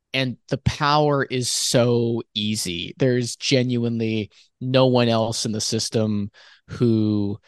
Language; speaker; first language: English; native; English